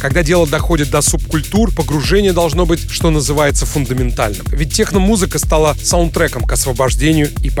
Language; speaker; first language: Russian; native; Russian